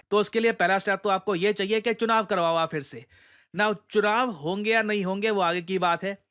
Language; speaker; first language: Hindi; native; Hindi